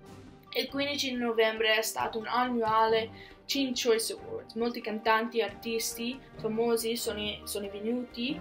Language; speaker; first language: Italian; non-native, learner; English